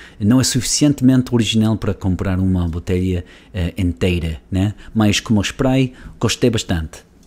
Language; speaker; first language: Portuguese; non-native, learner; Spanish